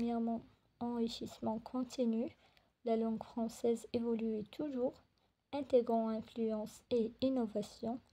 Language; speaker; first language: French; non-native, local second language; Arabic